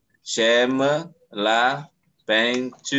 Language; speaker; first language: French; non-native, fluent; Indonesian